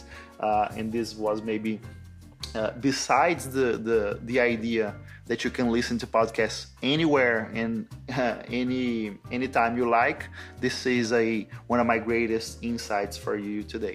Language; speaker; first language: English; non-native, fluent; Portuguese